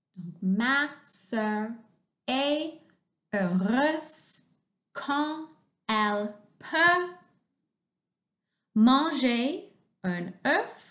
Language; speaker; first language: French; non-native, fluent; English